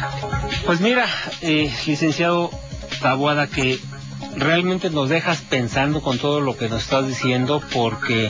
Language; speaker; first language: Spanish; native; Spanish